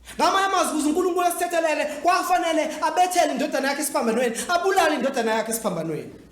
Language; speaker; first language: Zulu; native; Zulu